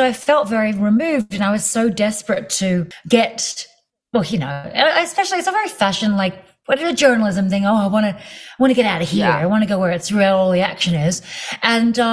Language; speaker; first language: English; native; English